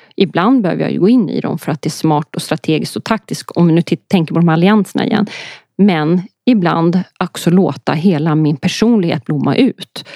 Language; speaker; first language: Swedish; early bilingual, other home language; Polish